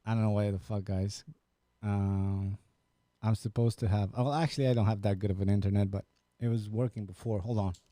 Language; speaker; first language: English; non-native, fluent; Romanian